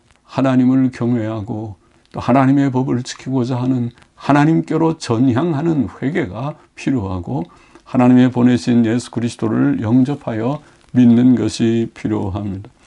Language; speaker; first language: Korean; native; Korean